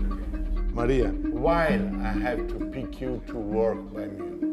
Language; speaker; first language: English; non-native, learner; Italian